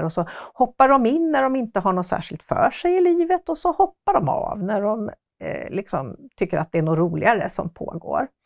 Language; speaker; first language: Swedish; native; Swedish